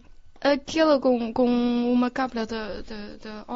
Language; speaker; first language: Portuguese; non-native, learner; Chinese